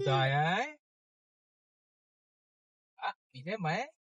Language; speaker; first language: Japanese; non-native, learner; Bangla